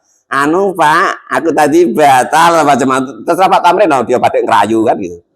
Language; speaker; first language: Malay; non-native, local second language; Javanese